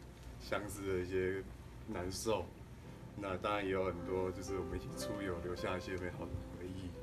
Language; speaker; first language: Chinese; native; Chinese